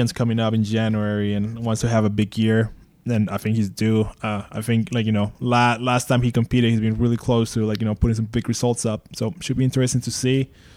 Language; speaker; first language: English; native; English